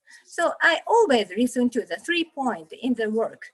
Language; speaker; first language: English; non-native, learner; Japanese